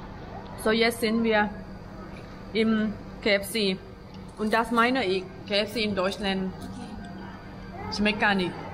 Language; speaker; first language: German; non-native, learner; Thai